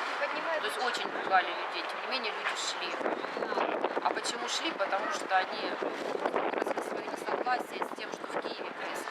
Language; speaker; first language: Russian; native; Russian